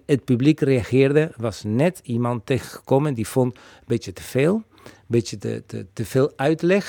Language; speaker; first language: Dutch; non-native, fluent; Spanish